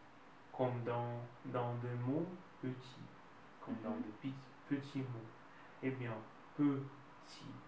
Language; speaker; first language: French; non-native, fluent; Russian